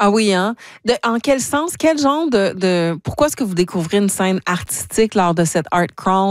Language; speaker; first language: French; native; French